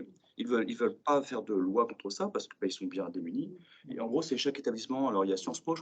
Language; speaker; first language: French; native; French